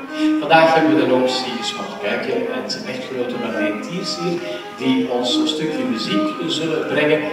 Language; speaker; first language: Dutch; native; Dutch